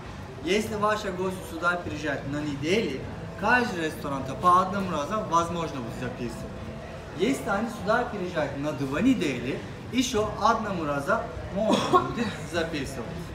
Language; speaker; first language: Russian; non-native, learner; Turkish